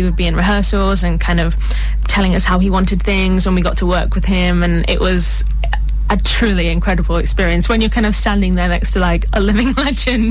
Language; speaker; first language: English; native; English